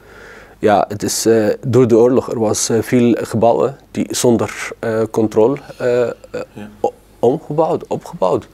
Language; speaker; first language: Dutch; non-native, learner; Arabic